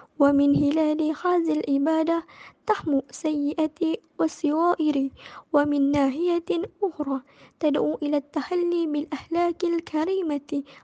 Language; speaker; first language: Arabic; non-native, learner; Malay